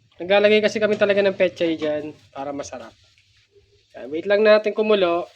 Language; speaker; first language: Filipino; native; Filipino